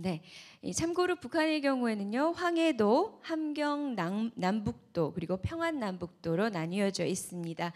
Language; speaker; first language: Korean; native; Korean